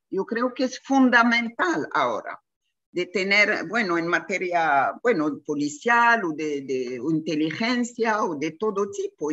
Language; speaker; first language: Spanish; non-native, fluent; Arabic